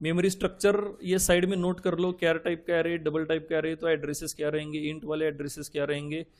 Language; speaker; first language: Hindi; non-native, local second language; Marathi